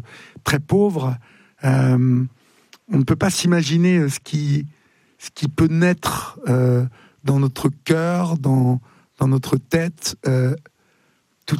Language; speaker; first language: French; native; French